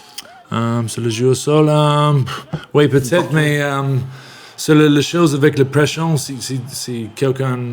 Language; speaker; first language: French; non-native, learner; English